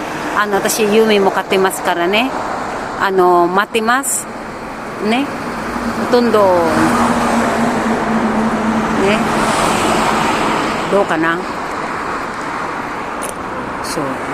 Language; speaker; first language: Japanese; non-native, learner; Filipino